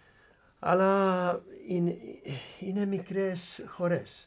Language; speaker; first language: Greek; non-native, learner; Dutch